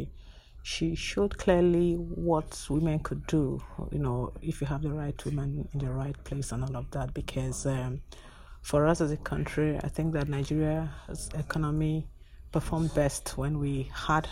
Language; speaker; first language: English; non-native, local second language; Igbo